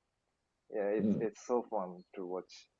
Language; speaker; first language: English; non-native, learner; Japanese